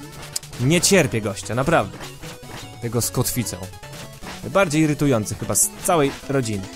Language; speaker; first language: Polish; native; Polish